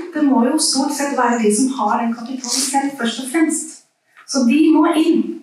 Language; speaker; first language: Norwegian; early bilingual, other home language; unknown